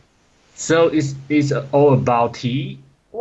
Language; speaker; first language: English; non-native, learner; Chinese